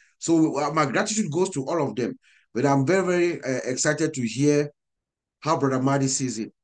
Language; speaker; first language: English; native; English